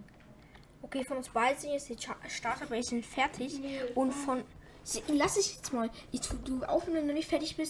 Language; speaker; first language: German; native; German